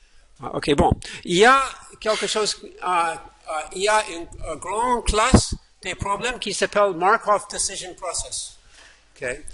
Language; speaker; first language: French; non-native, fluent; English